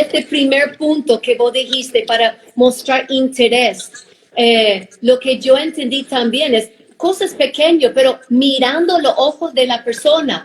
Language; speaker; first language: Spanish; non-native, fluent; English